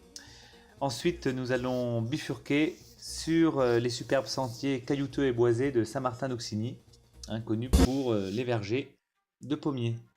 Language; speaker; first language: French; native; French